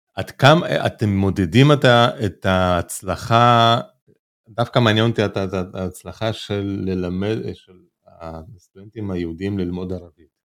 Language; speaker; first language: Hebrew; native; Hebrew